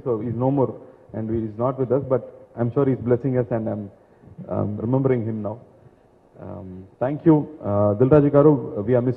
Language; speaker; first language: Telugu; non-native, local second language; Tamil